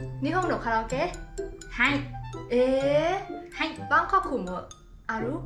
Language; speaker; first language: Japanese; non-native, learner; Thai